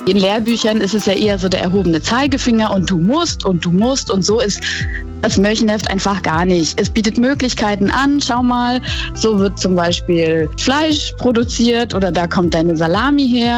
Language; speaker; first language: German; native; German